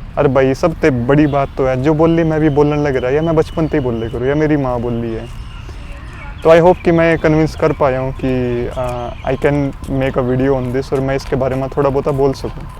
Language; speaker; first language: Hindi; native; Hindi